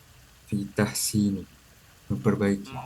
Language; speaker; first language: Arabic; non-native, learner; Malay